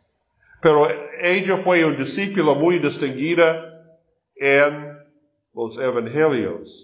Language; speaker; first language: Spanish; non-native, learner; English